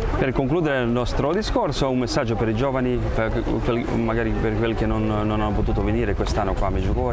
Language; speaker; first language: Italian; non-native, fluent; Croatian